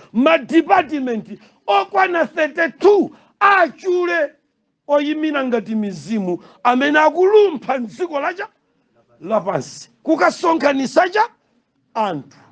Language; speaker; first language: Nyanja; native; Nyanja